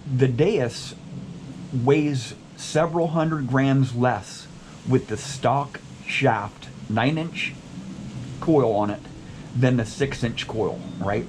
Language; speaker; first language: English; native; English